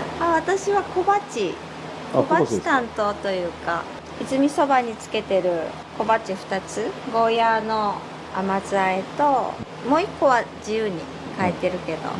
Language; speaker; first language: Japanese; native; Japanese